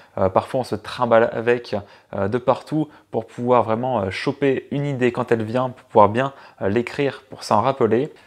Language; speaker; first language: French; native; French